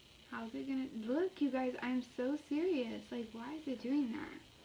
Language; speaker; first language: English; early bilingual, other home language; Spanish